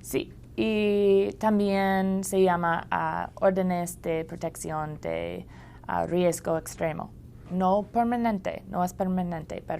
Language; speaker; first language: Spanish; non-native, learner; English